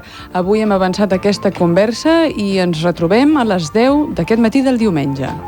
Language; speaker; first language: Catalan; native; Catalan